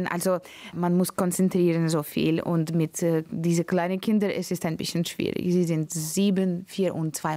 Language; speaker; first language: German; non-native, learner; Latvian